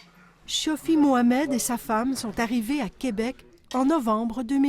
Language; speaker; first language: French; native; French